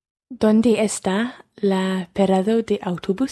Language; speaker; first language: Spanish; non-native, learner; English